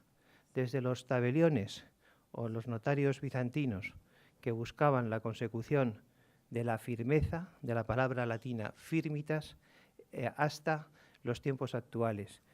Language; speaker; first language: Spanish; native; Spanish